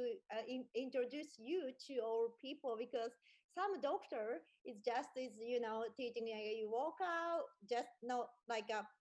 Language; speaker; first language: English; non-native, learner; Japanese